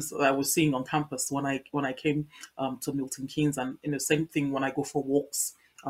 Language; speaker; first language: English; non-native, local second language; Yoruba